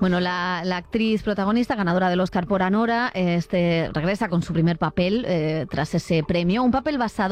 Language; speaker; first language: Spanish; native; Spanish